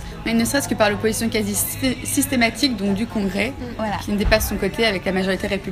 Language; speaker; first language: French; native; French